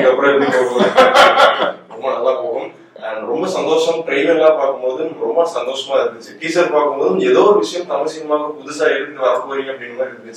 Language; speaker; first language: Tamil; native; Tamil